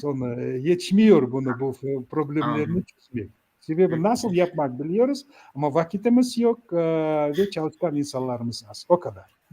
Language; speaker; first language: Turkish; non-native, learner; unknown